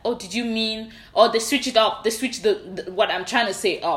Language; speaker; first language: English; non-native, local second language; Yoruba